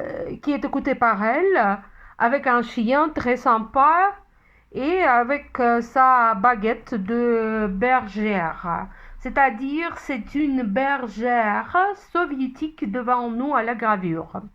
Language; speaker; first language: French; non-native, fluent; Russian